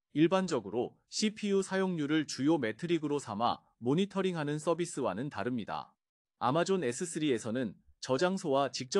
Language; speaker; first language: Korean; native; Korean